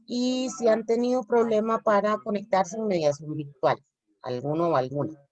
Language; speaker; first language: Spanish; native; Spanish